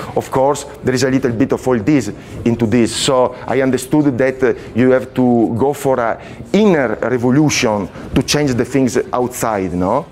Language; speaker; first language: English; non-native, fluent; Italian